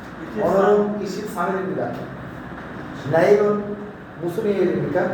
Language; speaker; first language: Korean; non-native, learner; Bangla